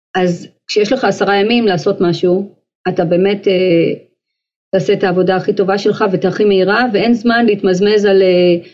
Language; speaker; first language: Hebrew; native; Hebrew